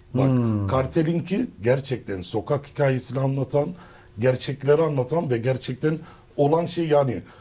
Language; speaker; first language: Turkish; early bilingual, heritage; Turkish